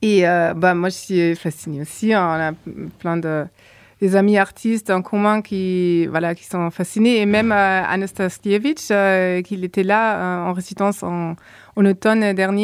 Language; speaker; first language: French; non-native, fluent; German